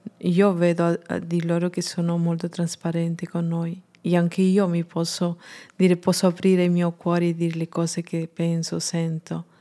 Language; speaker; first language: Italian; non-native, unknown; Spanish